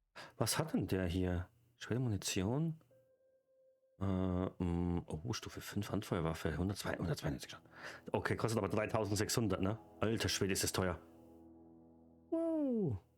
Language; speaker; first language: German; native; German